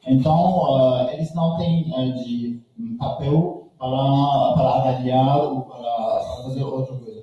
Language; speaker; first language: Portuguese; non-native, learner; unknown